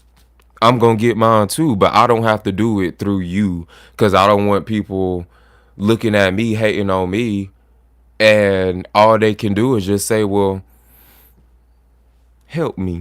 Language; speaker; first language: English; native; English